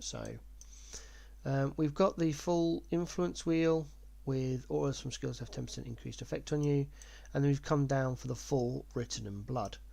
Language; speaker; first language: English; native; English